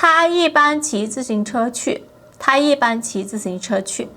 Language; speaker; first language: Chinese; non-native, fluent; Portuguese